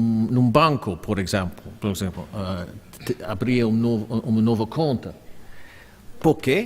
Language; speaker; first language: Portuguese; non-native, fluent; English